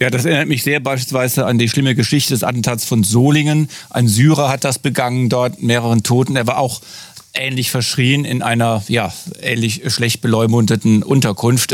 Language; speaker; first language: German; native; German